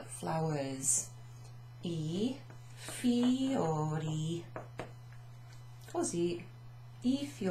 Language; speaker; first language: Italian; non-native, fluent; English